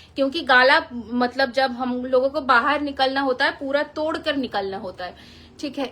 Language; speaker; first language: Hindi; non-native, local second language; Bangla